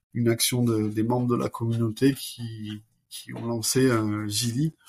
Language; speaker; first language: French; native; French